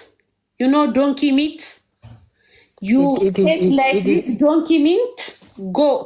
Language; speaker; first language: English; non-native, learner; Amharic